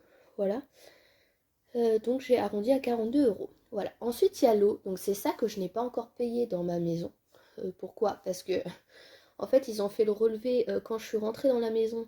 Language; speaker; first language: French; native; French